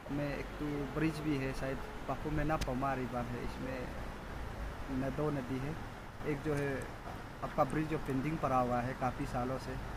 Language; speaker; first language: Hindi; non-native, local second language; Nyishi